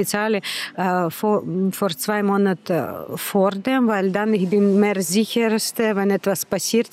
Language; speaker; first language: German; non-native, learner; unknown